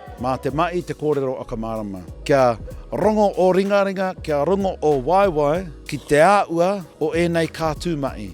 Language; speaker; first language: Māori; native; Māori